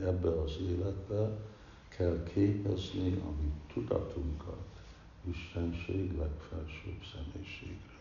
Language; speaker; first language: Hungarian; early bilingual, heritage; Hungarian